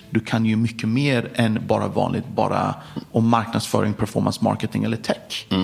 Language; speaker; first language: Swedish; early bilingual, other home language; Persian